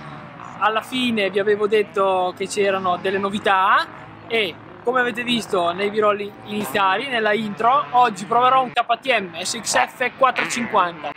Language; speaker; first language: Italian; native; Italian